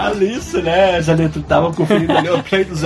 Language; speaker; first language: Portuguese; native; Portuguese